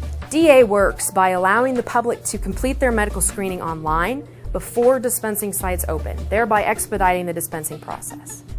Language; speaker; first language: English; native; English